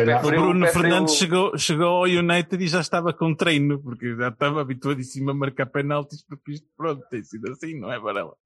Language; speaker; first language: Portuguese; native; Portuguese